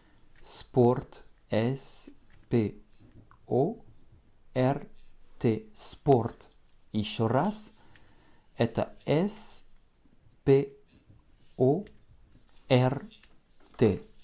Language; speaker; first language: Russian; non-native, fluent; French